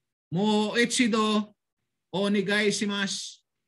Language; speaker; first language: Japanese; non-native, fluent; Filipino